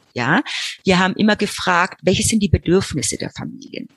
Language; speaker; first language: German; early bilingual, heritage; Spanish